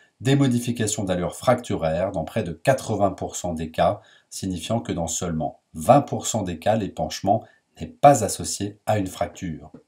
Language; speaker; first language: French; native; French